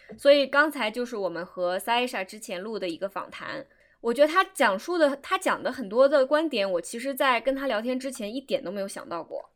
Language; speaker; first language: Chinese; native; Chinese